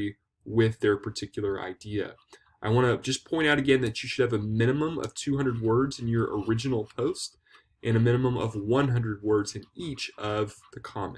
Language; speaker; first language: English; native; English